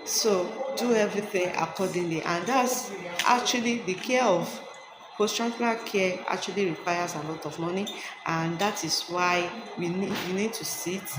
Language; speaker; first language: English; non-native, local second language; Yoruba